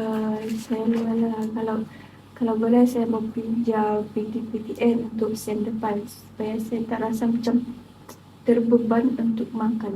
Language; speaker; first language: Malay; native; Malay